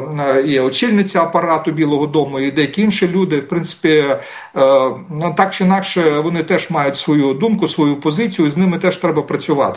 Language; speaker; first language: Ukrainian; native; Ukrainian